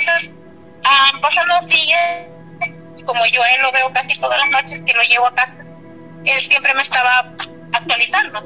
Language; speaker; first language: Spanish; native; Spanish